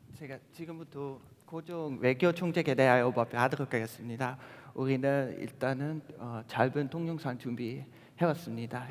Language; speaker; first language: Korean; non-native, fluent; Dutch